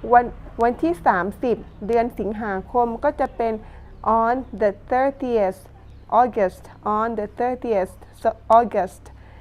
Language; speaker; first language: Thai; non-native, local second language; Pattani Malay